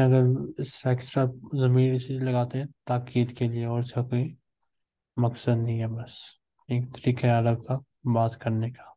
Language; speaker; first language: Urdu; native; Urdu